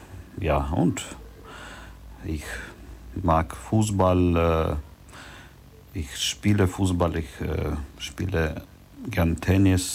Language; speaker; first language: German; non-native, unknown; Russian